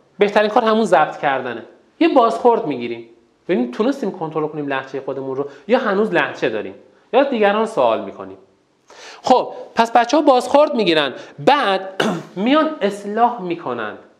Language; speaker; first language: Persian; non-native, local second language; Azerbaijani